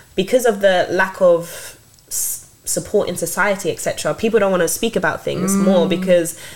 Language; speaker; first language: English; native; English